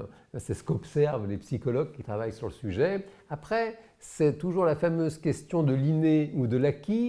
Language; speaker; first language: French; native; French